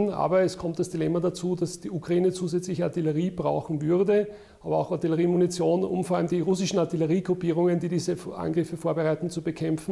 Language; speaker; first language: German; native; German